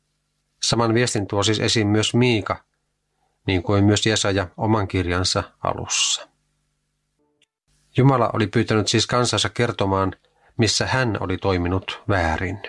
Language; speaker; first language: Finnish; native; Finnish